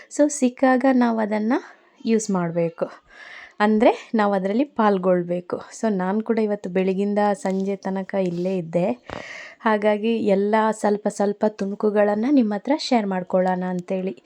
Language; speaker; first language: Kannada; non-native, local second language; Marathi